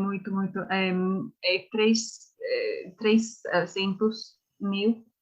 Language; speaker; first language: Portuguese; non-native, learner; English